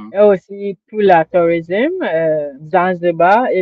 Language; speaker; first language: French; non-native, learner; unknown